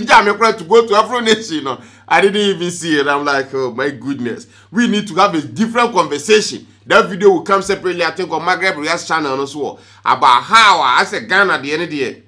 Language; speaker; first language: English; non-native, local second language; Akan